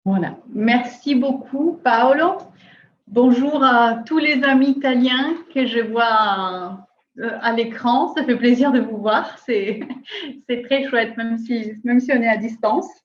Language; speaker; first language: French; native; French